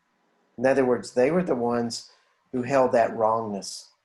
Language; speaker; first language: English; native; English